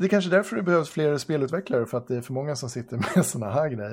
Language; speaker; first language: Swedish; native; Swedish